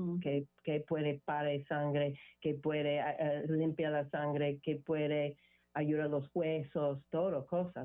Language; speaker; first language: Spanish; non-native, learner; English